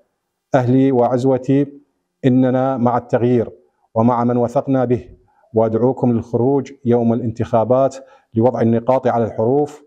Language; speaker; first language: Arabic; native; Arabic